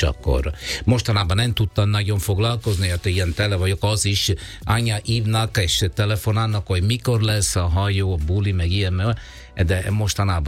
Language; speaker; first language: Hungarian; non-native, learner; Italian